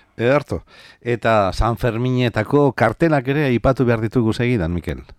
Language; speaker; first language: Basque; native; Basque